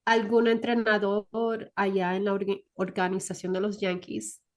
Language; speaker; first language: Spanish; early bilingual, heritage; Spanish